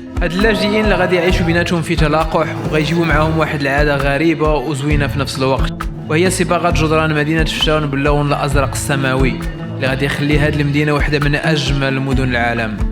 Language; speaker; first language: Arabic; native; Arabic